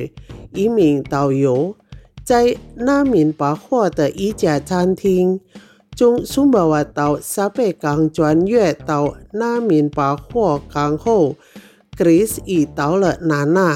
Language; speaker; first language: Chinese; non-native, fluent; Indonesian